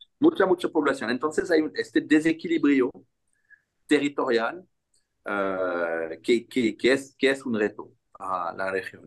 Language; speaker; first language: Spanish; non-native, fluent; French